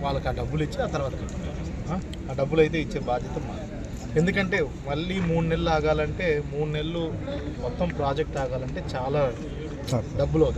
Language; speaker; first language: Telugu; native; Telugu